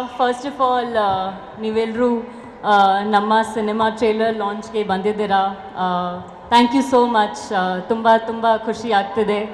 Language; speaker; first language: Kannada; non-native, local second language; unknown